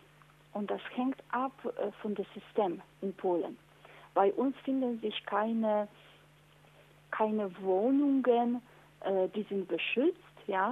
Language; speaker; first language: German; non-native, learner; Polish